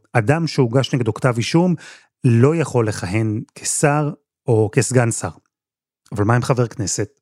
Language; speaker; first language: Hebrew; native; Hebrew